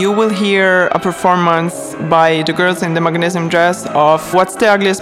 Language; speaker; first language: English; non-native, fluent; Italian